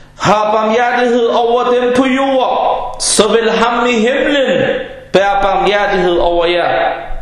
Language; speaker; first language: Danish; non-native, fluent; Arabic